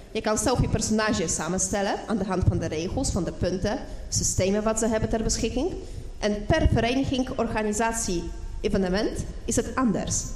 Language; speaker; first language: Dutch; non-native, fluent; Polish